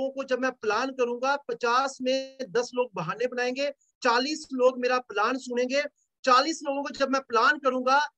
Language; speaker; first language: Hindi; native; Hindi